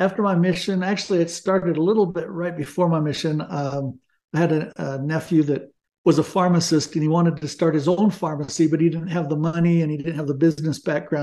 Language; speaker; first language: English; native; English